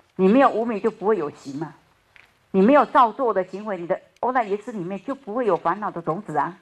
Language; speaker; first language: Chinese; native; Chinese